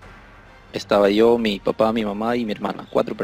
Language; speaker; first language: Spanish; native; Spanish